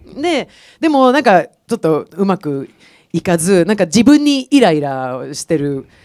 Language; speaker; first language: Japanese; non-native, fluent; Swedish